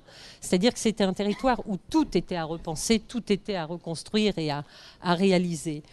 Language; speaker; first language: French; native; French